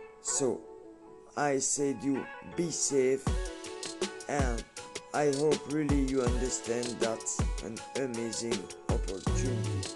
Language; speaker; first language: English; non-native, learner; French